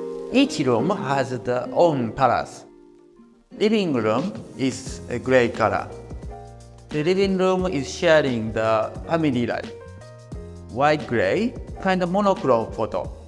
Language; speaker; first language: English; non-native, learner; Japanese